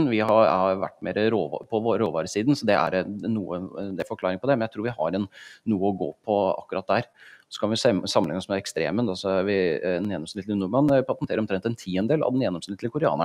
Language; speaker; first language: Norwegian; native; Norwegian